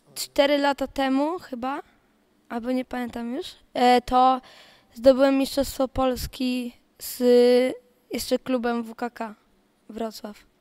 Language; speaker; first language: Polish; native; Polish